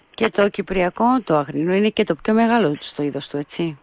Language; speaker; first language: Greek; native; Greek